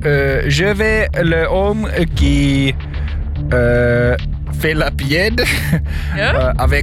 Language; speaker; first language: French; non-native, learner; Swedish